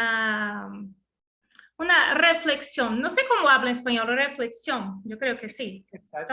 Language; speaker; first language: Spanish; non-native, learner; Portuguese